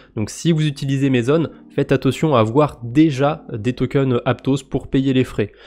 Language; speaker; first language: French; native; French